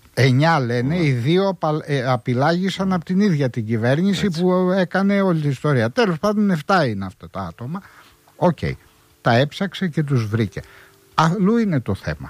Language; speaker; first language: Greek; native; Greek